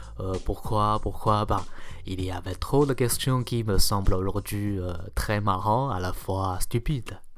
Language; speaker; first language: French; non-native, fluent; Chinese